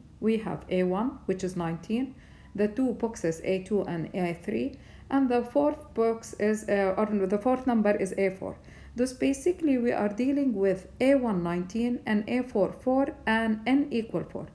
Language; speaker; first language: English; non-native, fluent; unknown